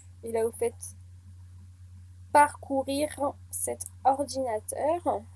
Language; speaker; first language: French; native; French